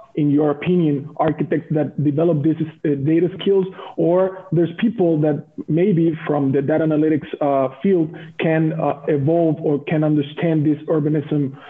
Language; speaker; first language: English; non-native, fluent; Spanish